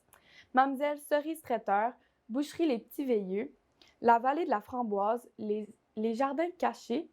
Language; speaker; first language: French; native; French